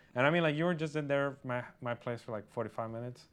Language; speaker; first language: English; early bilingual, other home language; Spanish